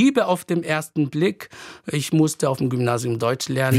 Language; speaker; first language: German; non-native, fluent; Arabic